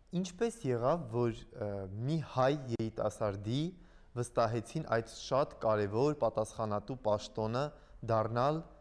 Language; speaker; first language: Armenian; native; Armenian